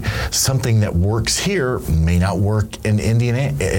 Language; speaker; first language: English; native; English